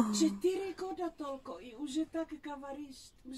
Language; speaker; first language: Russian; early bilingual, heritage; Czech